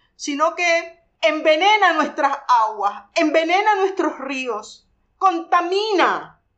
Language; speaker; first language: Spanish; native; Spanish